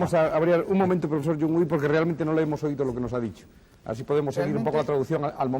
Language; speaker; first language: Spanish; native; Spanish